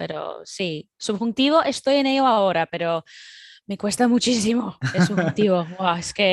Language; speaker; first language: Spanish; non-native, fluent; English